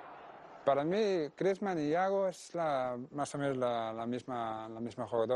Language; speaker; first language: Spanish; non-native, learner; Danish